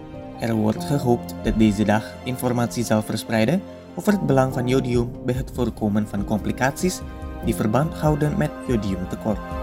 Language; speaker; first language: Dutch; non-native, fluent; Indonesian